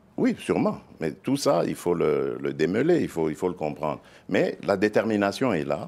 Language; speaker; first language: French; non-native, local second language; Luba-Lulua